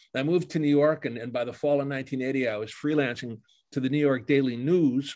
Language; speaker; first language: English; native; English